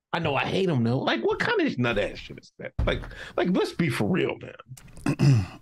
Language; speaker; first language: English; native; English